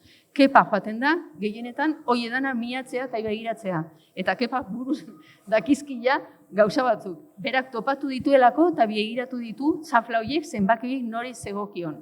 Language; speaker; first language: Basque; native; Basque